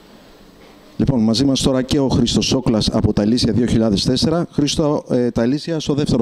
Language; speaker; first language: Greek; native; Greek